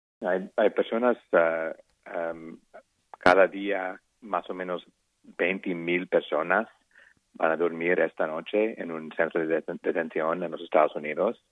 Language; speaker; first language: Spanish; non-native, fluent; English